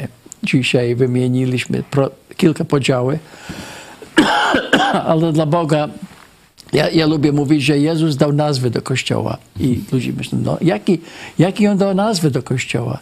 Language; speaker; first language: Polish; early bilingual, heritage; Polish